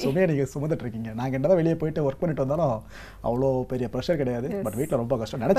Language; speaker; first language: Tamil; native; Tamil